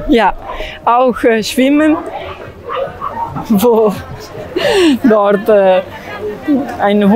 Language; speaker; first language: German; non-native, learner; Italian